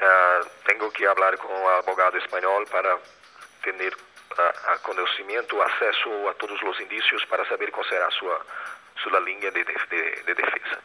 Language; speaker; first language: Spanish; non-native, fluent; Portuguese